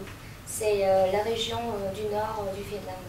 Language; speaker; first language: French; non-native, fluent; Vietnamese